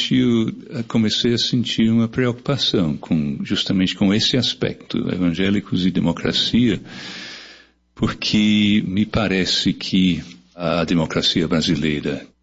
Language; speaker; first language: Portuguese; non-native, fluent; English